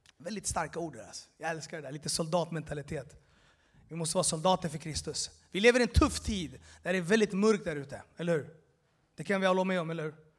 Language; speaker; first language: Swedish; early bilingual, other home language; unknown